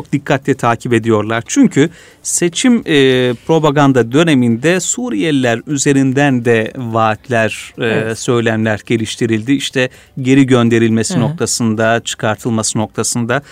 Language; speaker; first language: Turkish; native; Turkish